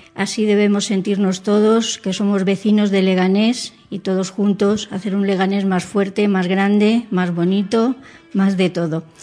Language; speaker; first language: Spanish; native; Spanish